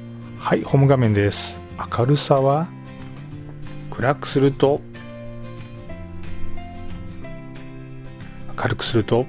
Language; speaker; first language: Japanese; native; Japanese